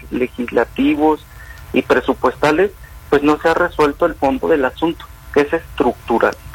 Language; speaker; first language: Spanish; native; Spanish